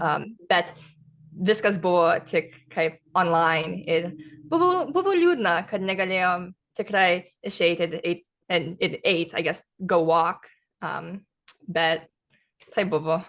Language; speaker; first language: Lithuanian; early bilingual, heritage; English